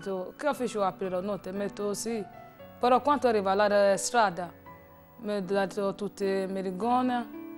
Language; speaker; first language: Italian; non-native, learner; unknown